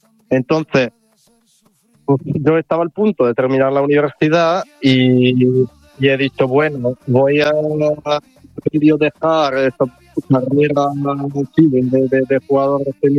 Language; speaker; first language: Spanish; non-native, fluent; Italian